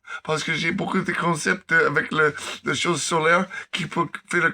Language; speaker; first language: French; non-native, learner; English